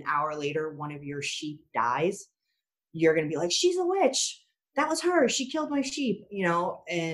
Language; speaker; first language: English; native; English